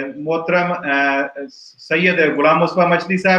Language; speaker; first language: Italian; non-native, learner; Urdu